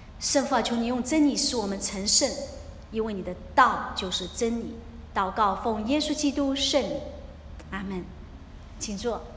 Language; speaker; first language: Chinese; non-native, local second language; Cantonese